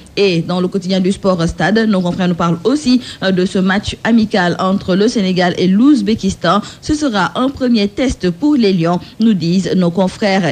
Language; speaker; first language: French; non-native, local second language; Wolof